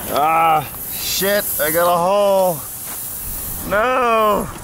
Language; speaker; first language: English; native; English